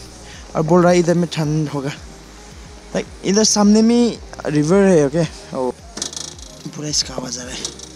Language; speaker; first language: Hindi; non-native, local second language; Nepali